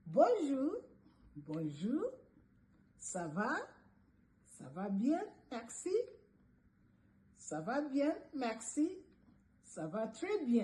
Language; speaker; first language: French; non-native, fluent; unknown